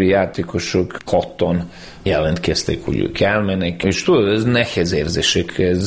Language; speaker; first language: Hungarian; non-native, fluent; Serbian